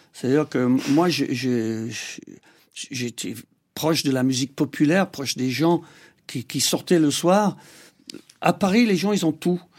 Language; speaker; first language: French; non-native, fluent; English